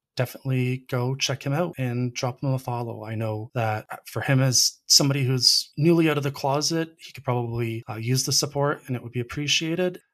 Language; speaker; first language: English; native; English